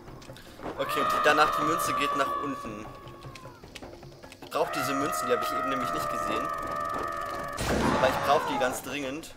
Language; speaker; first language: German; native; German